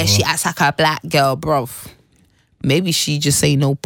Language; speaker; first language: English; native; English